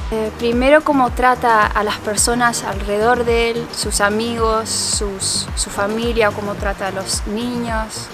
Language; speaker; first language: Spanish; early bilingual, heritage; Spanish